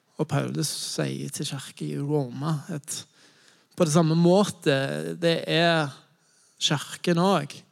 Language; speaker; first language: Norwegian; non-native, fluent; English